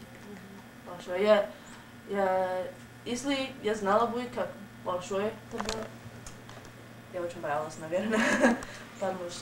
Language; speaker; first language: Russian; non-native, learner; English